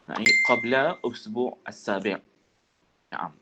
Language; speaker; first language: Arabic; non-native, fluent; Malay